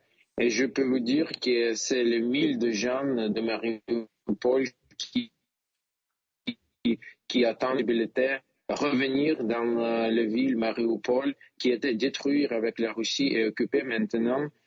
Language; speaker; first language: French; non-native, learner; Ukrainian